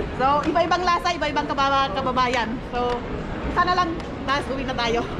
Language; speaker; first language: Filipino; non-native, local second language; Iloko